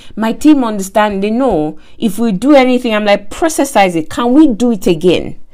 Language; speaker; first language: English; non-native, local second language; Yoruba